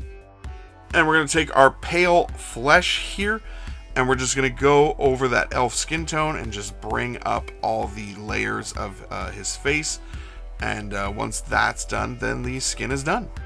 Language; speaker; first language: English; native; English